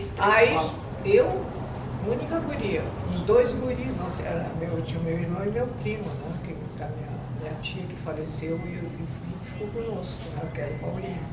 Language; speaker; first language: Portuguese; non-native, local second language; German